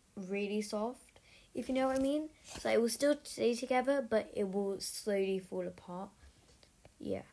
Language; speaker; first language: English; native; English